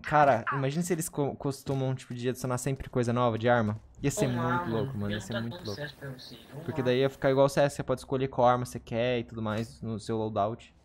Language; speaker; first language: Portuguese; native; Portuguese